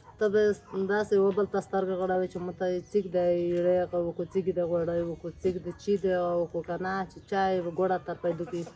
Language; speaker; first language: Pashto; native; Pashto